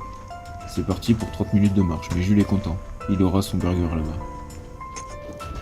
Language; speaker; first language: French; native; French